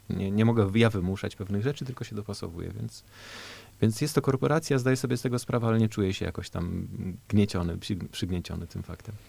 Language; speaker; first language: Polish; early bilingual, heritage; Polish